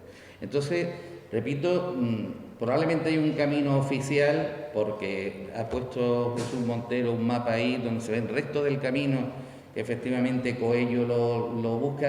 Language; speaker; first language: Spanish; native; Spanish